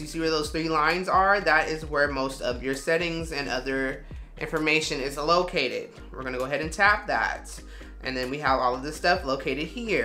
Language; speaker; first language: English; native; English